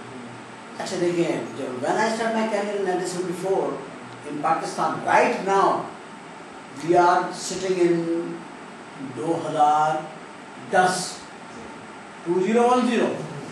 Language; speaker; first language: Urdu; native; Urdu